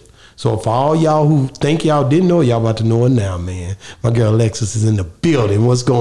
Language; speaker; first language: English; native; English